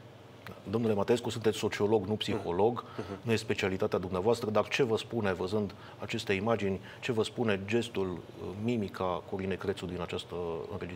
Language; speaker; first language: Romanian; native; Romanian